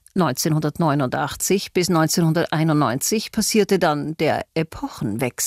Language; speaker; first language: German; native; German